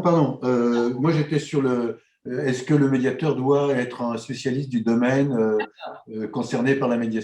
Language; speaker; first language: French; native; French